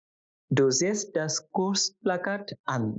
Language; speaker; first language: German; non-native, fluent; Bangla